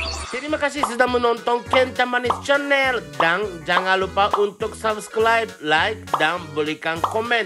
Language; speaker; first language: Indonesian; non-native, fluent; Japanese